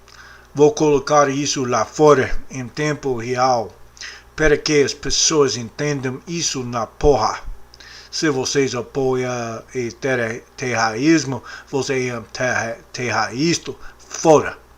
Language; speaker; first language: Portuguese; non-native, learner; English